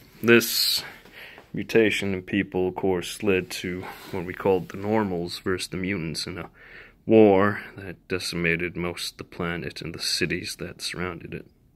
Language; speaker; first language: English; native; English